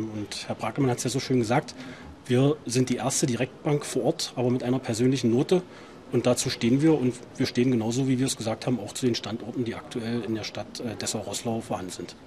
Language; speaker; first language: German; native; German